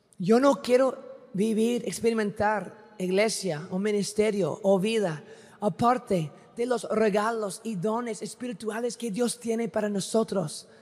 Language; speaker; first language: Spanish; non-native, fluent; English